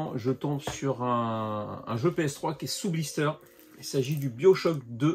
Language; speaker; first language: French; native; French